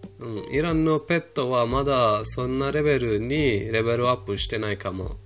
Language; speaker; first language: Japanese; non-native, fluent; Persian